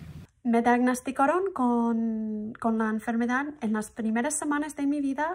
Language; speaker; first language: Spanish; non-native, fluent; English